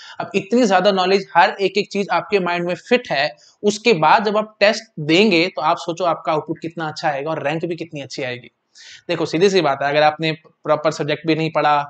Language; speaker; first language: Hindi; native; Hindi